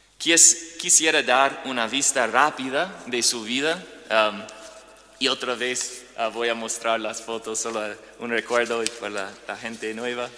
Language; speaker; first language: Spanish; non-native, fluent; English